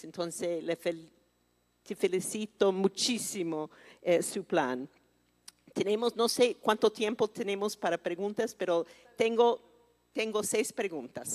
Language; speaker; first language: Spanish; non-native, fluent; English